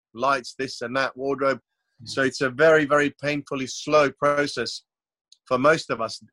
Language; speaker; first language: English; non-native, fluent; Croatian